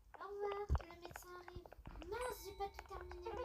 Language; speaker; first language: French; native; French